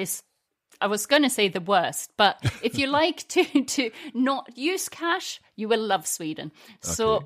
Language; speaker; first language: English; non-native, fluent; Swedish